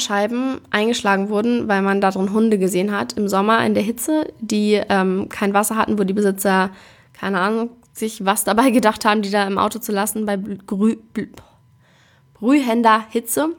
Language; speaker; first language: German; native; German